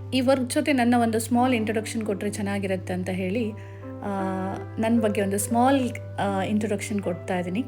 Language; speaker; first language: Kannada; native; Kannada